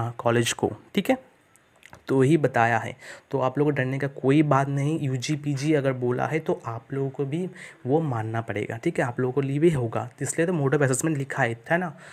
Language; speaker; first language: Hindi; non-native, local second language; Bangla